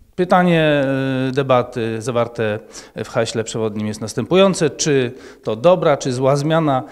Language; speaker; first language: Polish; native; Polish